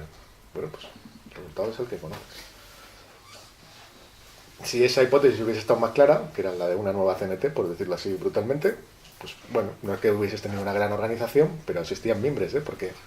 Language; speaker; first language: Spanish; native; Spanish